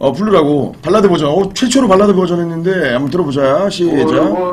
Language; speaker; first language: Korean; native; Korean